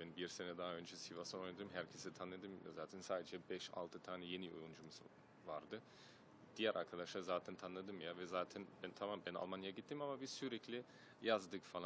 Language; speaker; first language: Turkish; early bilingual, heritage; German